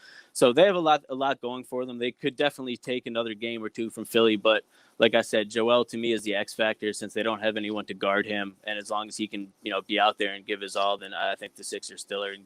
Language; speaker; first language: English; native; English